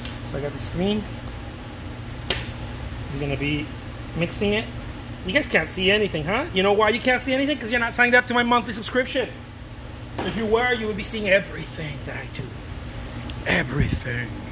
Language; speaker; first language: English; non-native, fluent; Spanish